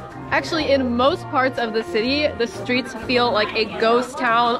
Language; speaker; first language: English; native; English